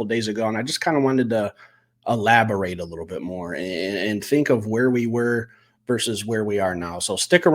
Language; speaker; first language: English; native; English